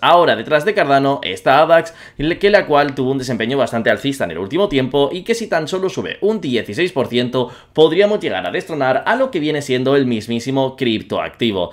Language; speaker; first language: Spanish; native; Spanish